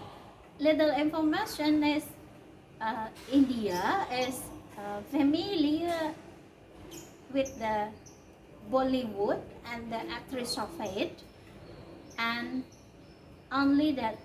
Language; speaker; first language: English; non-native, learner; Indonesian